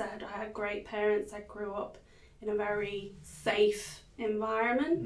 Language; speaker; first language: English; native; English